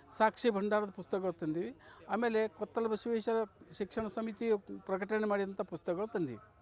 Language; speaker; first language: Kannada; native; Kannada